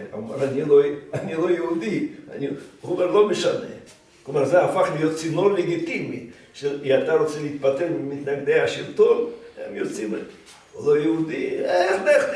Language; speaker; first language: Hebrew; non-native, fluent; Russian